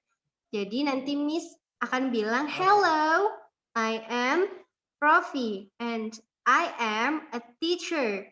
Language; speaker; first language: English; non-native, fluent; Indonesian